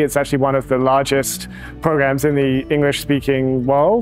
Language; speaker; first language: English; native; English